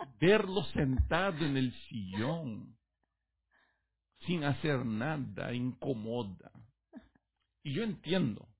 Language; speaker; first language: Spanish; native; Spanish